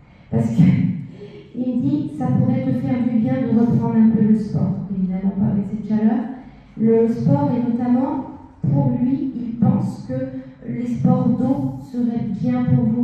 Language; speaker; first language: French; native; French